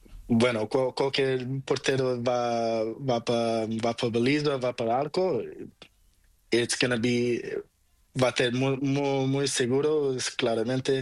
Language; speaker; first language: Spanish; non-native, learner; Portuguese